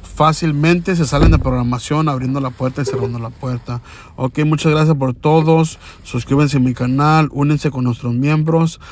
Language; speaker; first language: Spanish; early bilingual, heritage; Spanish